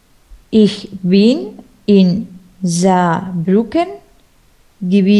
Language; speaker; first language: German; non-native, learner; Spanish